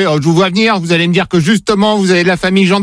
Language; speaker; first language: French; native; French